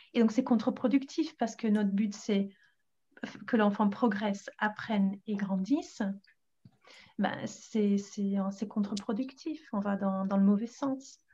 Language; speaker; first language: French; non-native, fluent; English